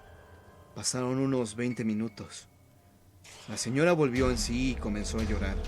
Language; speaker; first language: Spanish; native; Spanish